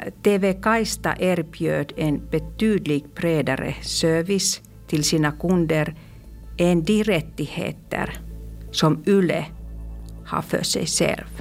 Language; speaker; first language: Swedish; non-native, local second language; Finnish